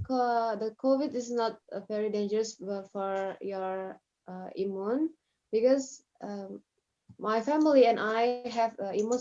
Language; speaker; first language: English; non-native, learner; Indonesian